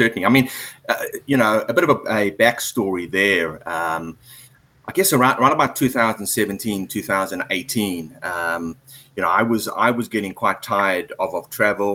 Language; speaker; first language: English; native; English